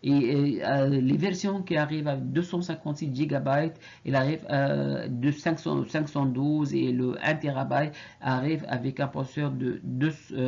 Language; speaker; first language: French; non-native, fluent; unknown